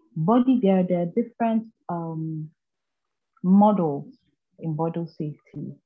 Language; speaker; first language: English; non-native, local second language; Igbo